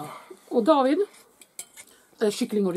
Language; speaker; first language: Swedish; native; Swedish